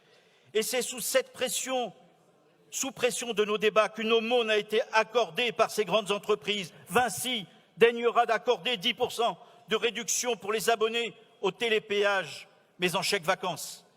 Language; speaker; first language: French; native; French